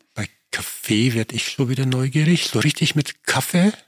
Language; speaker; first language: German; native; German